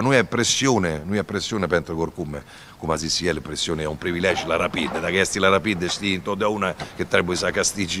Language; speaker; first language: Romanian; non-native, fluent; Italian